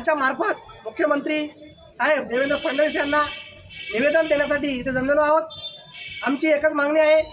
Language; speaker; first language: Marathi; non-native, local second language; Lambadi